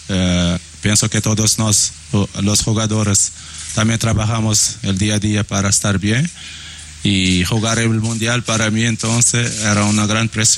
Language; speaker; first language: Spanish; non-native, learner; Portuguese